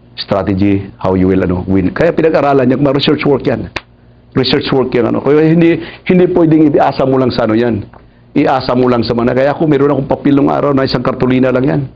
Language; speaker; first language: Filipino; non-native, local second language; Cebuano